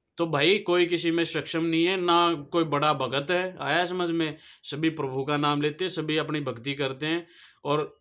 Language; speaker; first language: Hindi; native; Hindi